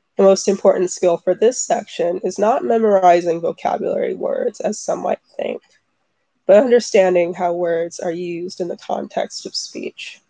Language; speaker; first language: English; native; English